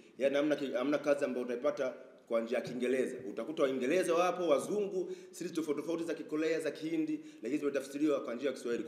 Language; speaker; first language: Swahili; native; Swahili